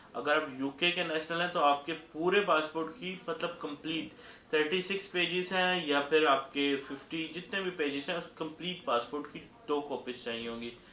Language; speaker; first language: Urdu; non-native, local second language; Punjabi